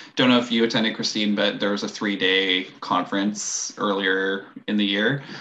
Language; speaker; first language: English; non-native, fluent; French